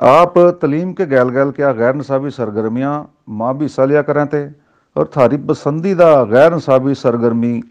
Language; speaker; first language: Urdu; non-native, local second language; Haryanvi